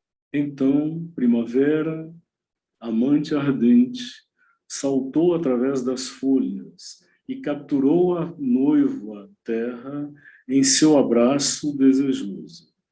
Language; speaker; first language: Portuguese; native; Portuguese